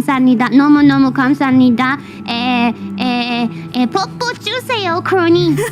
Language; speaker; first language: Korean; non-native, learner; English